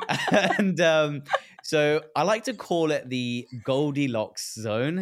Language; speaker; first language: English; early bilingual, other home language; Hindi